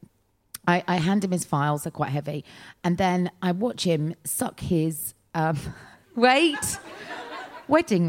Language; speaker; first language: English; native; English